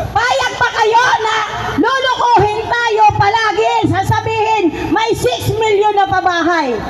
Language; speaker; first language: Filipino; non-native, local second language; Waray